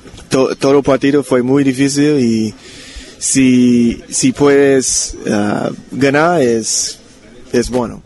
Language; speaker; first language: Spanish; non-native, learner; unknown